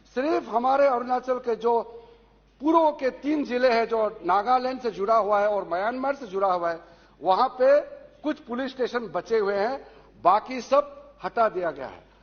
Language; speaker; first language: Hindi; non-native, local second language; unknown